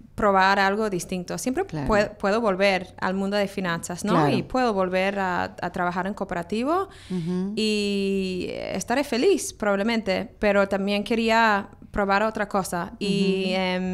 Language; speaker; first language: Spanish; non-native, fluent; English